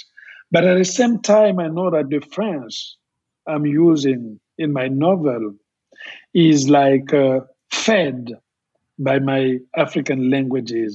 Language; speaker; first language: English; non-native, fluent; French